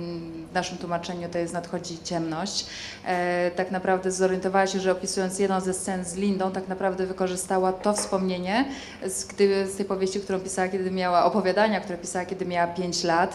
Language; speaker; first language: Polish; native; Polish